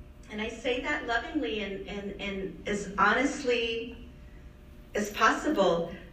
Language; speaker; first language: English; early bilingual, other home language; Spanish